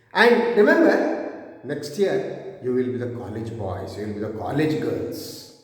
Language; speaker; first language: English; non-native, local second language; Kannada